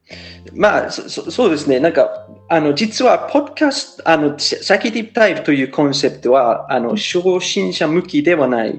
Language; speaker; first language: Japanese; non-native, fluent; English